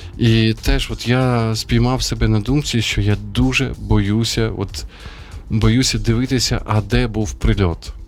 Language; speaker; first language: Ukrainian; native; Ukrainian